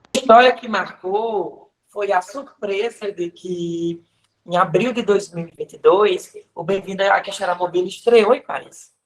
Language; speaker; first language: Portuguese; native; Portuguese